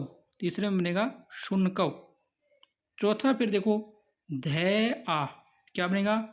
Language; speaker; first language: Hindi; native; Hindi